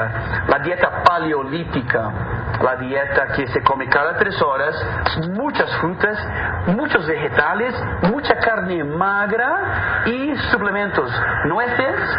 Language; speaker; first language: Spanish; non-native, fluent; Portuguese